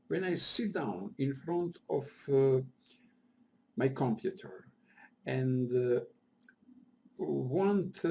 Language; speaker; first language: English; non-native, learner; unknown